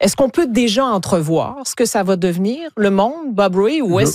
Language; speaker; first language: French; native; French